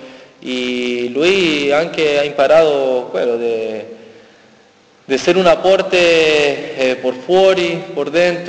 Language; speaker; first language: Italian; non-native, learner; Spanish